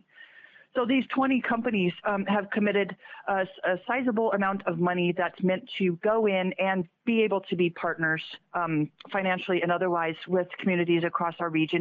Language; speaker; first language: English; native; English